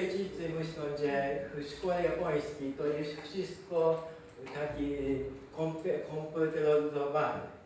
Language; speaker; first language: Polish; non-native, learner; Japanese